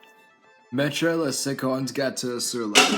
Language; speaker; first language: French; non-native, learner; English